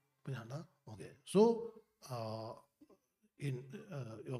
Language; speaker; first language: Russian; non-native, learner; Tibetan